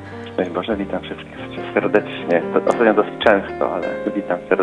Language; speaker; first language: Polish; native; Polish